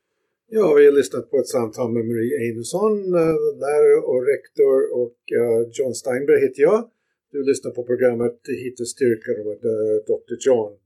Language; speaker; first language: Swedish; non-native, fluent; English